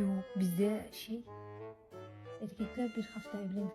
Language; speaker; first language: Turkish; non-native, fluent; Kazakh